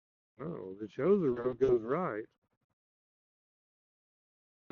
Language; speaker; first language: English; native; English